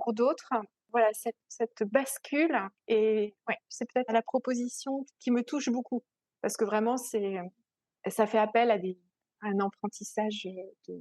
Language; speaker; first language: French; native; French